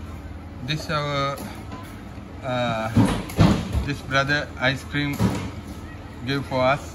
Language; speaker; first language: English; non-native, learner; Sinhala